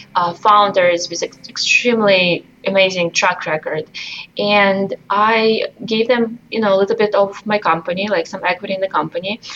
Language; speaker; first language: English; non-native, fluent; Russian